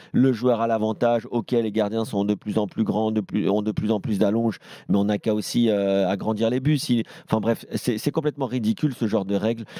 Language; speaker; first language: French; native; French